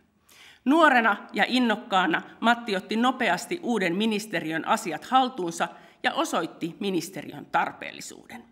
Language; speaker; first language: Finnish; native; Finnish